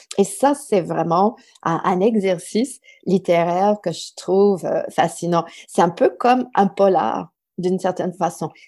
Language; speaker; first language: French; non-native, local second language; English